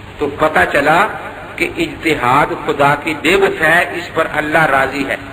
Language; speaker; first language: Urdu; non-native, local second language; Punjabi